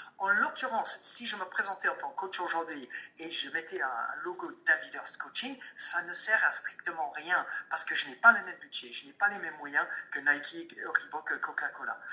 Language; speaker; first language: French; non-native, fluent; English